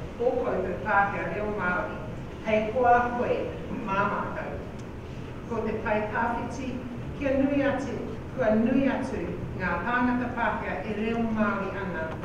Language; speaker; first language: Māori; non-native, local second language; English